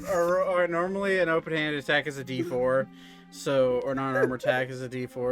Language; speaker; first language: English; native; English